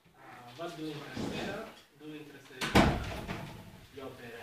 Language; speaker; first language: Swedish; non-native, learner; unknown